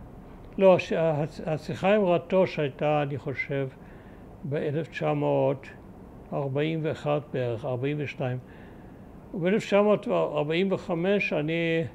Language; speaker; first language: Hebrew; early bilingual, other home language; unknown